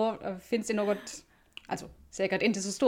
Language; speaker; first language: Swedish; non-native, fluent; German